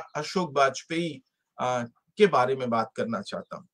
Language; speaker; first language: Hindi; native; Hindi